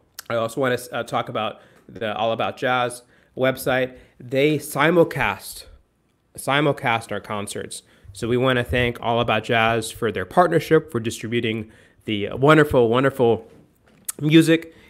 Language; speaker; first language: English; native; English